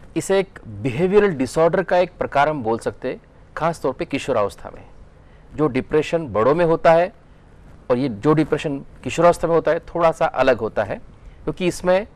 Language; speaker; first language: Hindi; non-native, local second language; Marathi